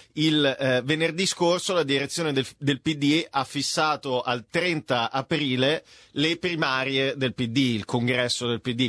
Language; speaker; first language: Italian; native; Italian